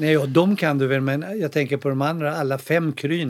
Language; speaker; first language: Swedish; native; Swedish